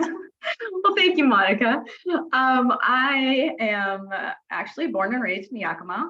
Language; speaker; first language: English; native; English